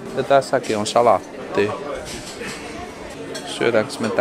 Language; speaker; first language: Finnish; non-native, learner; Chinese